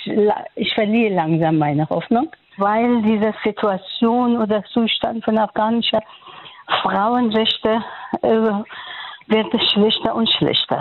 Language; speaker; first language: German; non-native, fluent; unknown